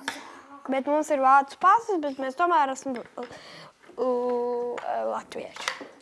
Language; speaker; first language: Latvian; early bilingual, heritage; Latvian